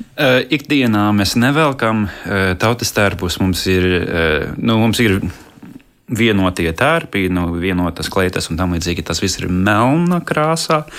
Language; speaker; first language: Latvian; non-native, fluent; English